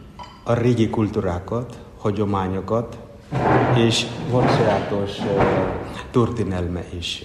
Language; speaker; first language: Hungarian; non-native, fluent; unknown